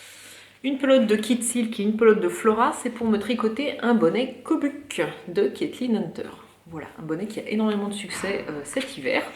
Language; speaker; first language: French; native; French